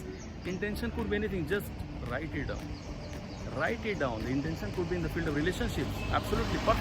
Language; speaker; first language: English; non-native, local second language; Hindi